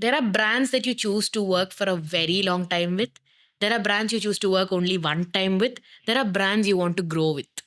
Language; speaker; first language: English; non-native, local second language; Malayalam